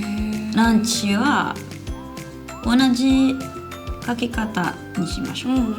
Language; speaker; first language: Japanese; non-native, fluent; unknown